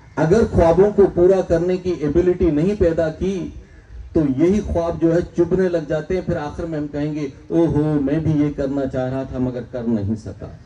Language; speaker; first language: Urdu; non-native, local second language; Sindhi